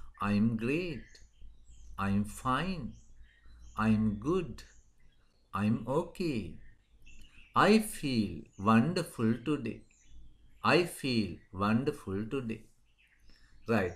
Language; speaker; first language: English; non-native, local second language; Sinhala